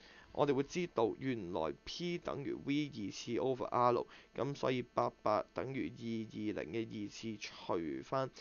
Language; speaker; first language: Cantonese; native; Cantonese